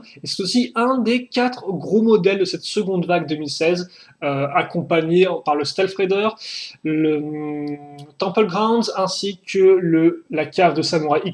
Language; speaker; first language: French; native; French